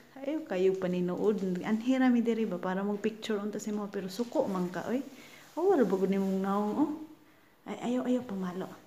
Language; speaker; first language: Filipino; native; Filipino